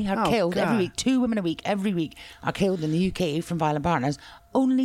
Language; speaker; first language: English; native; English